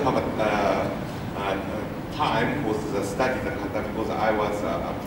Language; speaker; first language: English; non-native, learner; Japanese